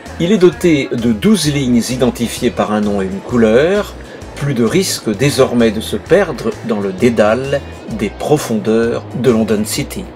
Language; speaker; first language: French; native; French